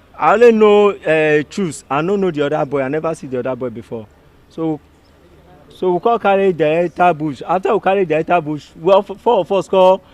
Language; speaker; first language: Nigerian Pidgin; non-native, local second language; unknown